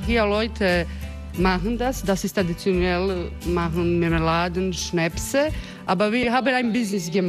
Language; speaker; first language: German; non-native, fluent; Croatian